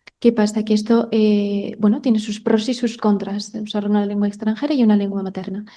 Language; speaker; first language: Spanish; native; Spanish